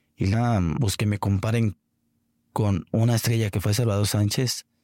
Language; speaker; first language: Spanish; native; Spanish